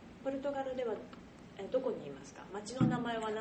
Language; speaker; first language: Japanese; native; Japanese